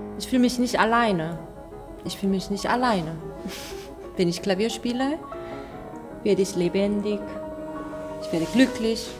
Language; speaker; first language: German; non-native, fluent; Korean